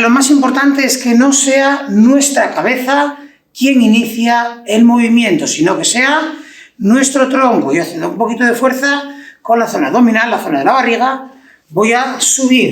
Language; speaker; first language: Spanish; native; Spanish